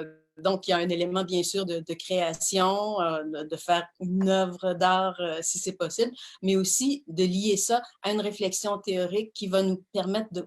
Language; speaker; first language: French; native; French